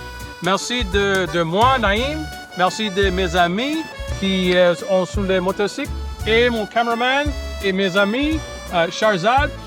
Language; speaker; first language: French; non-native, local second language; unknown